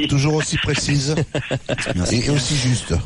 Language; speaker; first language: French; native; French